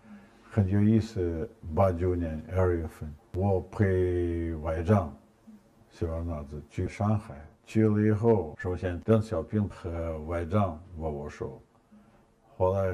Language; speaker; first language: Chinese; non-native, fluent; Russian